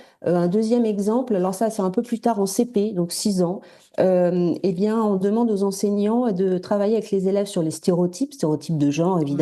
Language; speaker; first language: French; native; French